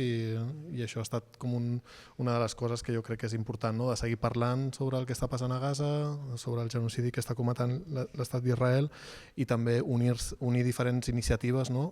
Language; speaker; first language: Catalan; native; Catalan